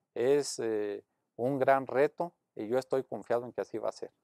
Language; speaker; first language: Spanish; native; Spanish